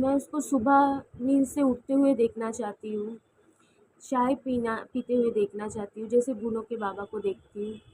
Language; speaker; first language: Hindi; non-native, local second language; Bangla